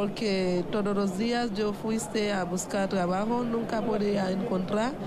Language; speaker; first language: Spanish; non-native, learner; Haitian Creole